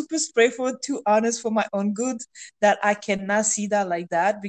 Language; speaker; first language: English; non-native, fluent; French